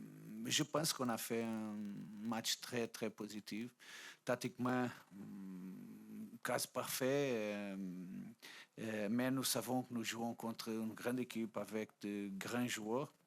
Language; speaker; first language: French; non-native, fluent; Portuguese